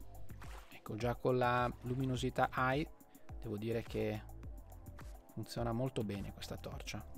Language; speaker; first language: Italian; native; Italian